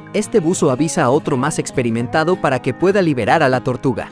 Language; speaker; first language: Spanish; native; Spanish